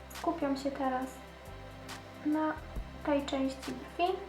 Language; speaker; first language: Polish; native; Polish